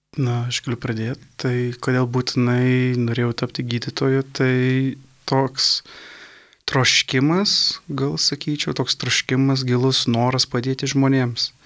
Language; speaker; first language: Lithuanian; early bilingual, heritage; Lithuanian